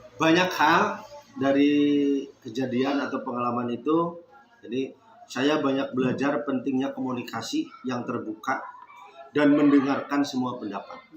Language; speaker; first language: Indonesian; native; Indonesian